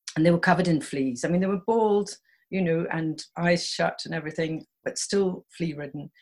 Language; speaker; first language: English; native; English